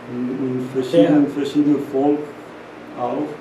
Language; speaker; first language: German; non-native, learner; Portuguese